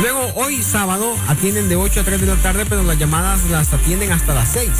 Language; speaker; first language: Spanish; native; Spanish